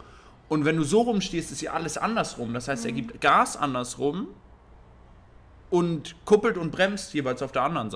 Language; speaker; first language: German; native; German